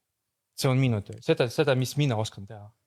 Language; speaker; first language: Estonian; non-native, fluent; Russian